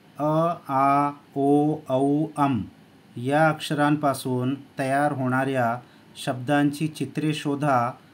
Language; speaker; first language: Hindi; native; Hindi